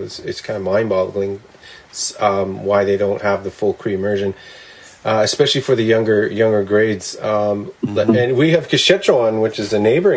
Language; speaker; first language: English; non-native, local second language; Cree